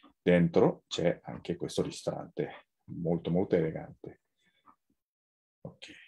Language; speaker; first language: Italian; non-native, fluent; Japanese